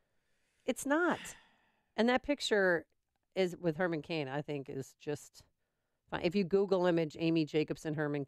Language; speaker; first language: English; native; English